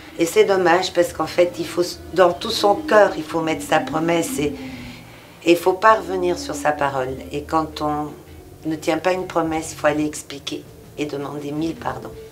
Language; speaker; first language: French; early bilingual, other home language; Portuguese